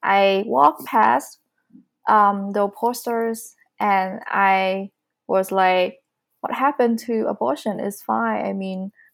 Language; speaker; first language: English; non-native, fluent; Vietnamese